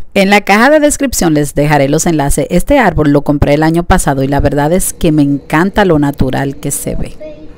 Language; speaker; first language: Spanish; native; Spanish